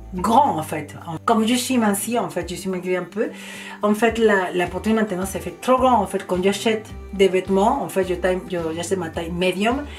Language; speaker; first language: French; non-native, fluent; Spanish